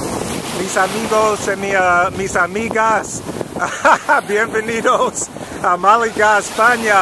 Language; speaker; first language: Spanish; non-native, learner; English